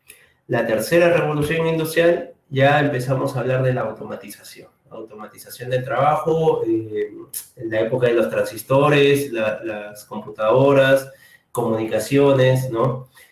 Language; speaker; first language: Spanish; native; Spanish